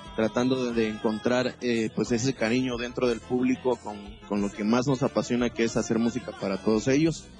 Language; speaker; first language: Spanish; native; Spanish